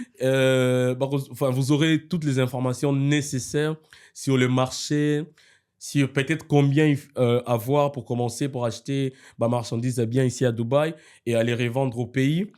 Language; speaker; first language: French; non-native, local second language; Lingala